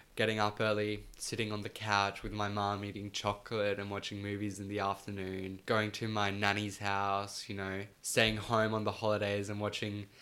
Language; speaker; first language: English; early bilingual, other home language; Spanish